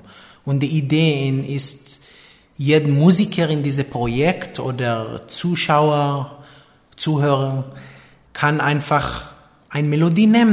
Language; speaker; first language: German; non-native, fluent; Hebrew